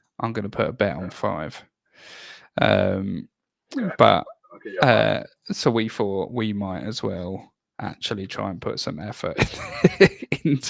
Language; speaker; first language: English; native; English